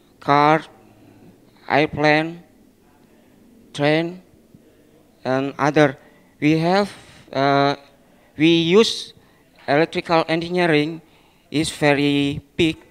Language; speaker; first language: English; non-native, learner; Indonesian